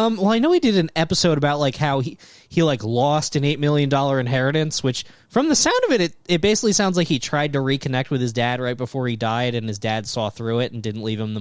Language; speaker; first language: English; native; English